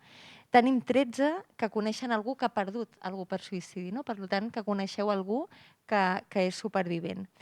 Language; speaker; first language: Catalan; native; Catalan